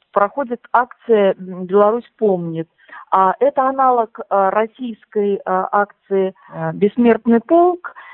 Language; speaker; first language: Russian; native; Russian